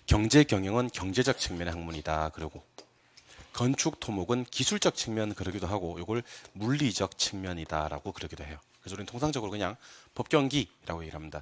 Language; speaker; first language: Korean; native; Korean